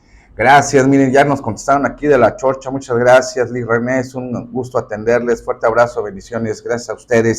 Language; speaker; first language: Spanish; native; Spanish